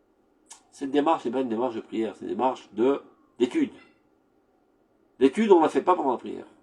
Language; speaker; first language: French; native; French